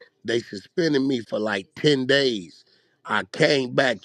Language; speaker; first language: English; native; English